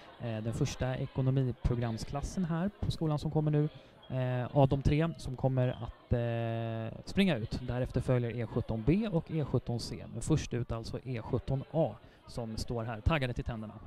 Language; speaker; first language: Swedish; native; Swedish